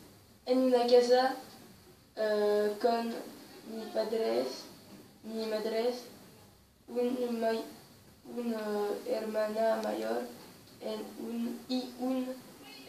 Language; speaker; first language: Spanish; non-native, learner; French